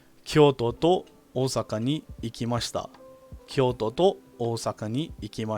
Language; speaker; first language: Japanese; non-native, learner; English